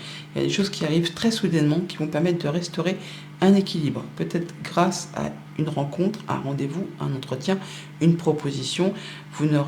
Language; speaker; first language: French; native; French